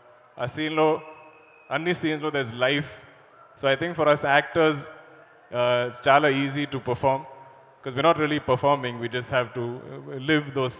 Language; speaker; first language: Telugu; non-native, learner; Malayalam